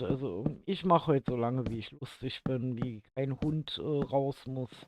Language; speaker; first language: German; native; German